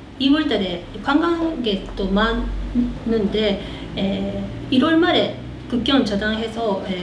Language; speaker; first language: Korean; early bilingual, heritage; Korean